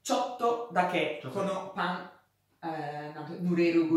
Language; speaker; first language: Japanese; non-native, learner; Italian